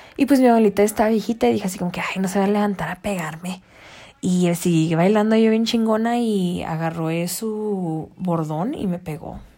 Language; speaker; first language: Spanish; early bilingual, heritage; Spanish